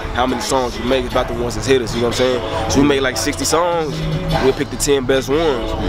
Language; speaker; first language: English; native; English